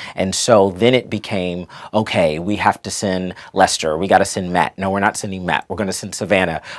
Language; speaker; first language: English; native; English